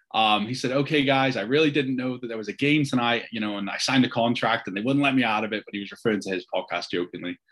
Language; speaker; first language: English; native; English